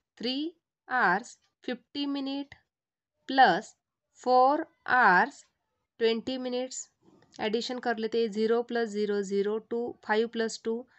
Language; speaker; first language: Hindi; non-native, local second language; Marathi